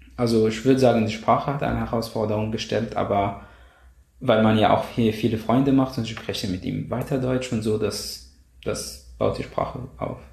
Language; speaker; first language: German; non-native, fluent; Arabic